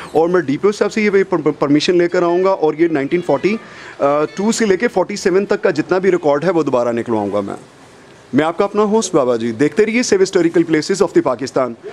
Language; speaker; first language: Urdu; non-native, local second language; Punjabi